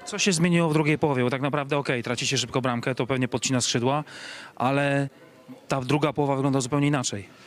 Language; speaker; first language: Polish; native; Polish